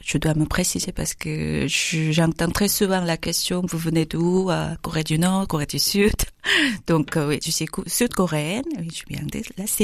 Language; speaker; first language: French; non-native, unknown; Korean